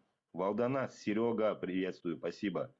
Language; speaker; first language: Russian; native; Russian